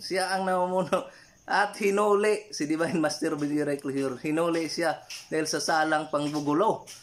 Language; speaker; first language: Filipino; non-native, local second language; Cebuano